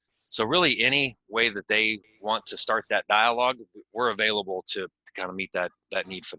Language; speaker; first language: English; native; English